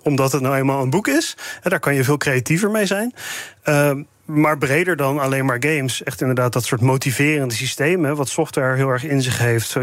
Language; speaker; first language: Dutch; native; Dutch